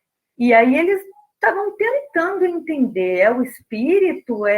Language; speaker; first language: Portuguese; native; Portuguese